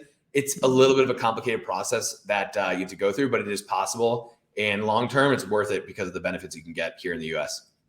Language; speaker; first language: English; native; English